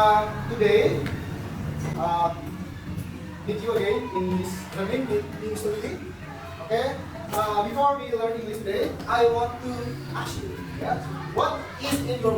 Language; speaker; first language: English; non-native, learner; Indonesian